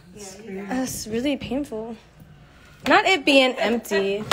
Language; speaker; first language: English; early bilingual, other home language; Spanish